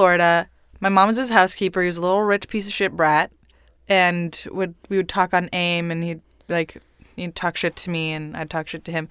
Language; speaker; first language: English; non-native, fluent; Spanish